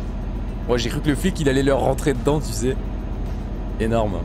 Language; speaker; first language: French; native; French